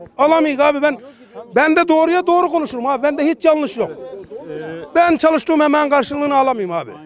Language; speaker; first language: Turkish; native; Turkish